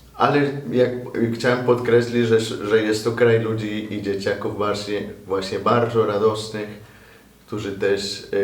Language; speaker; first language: Polish; non-native, fluent; Spanish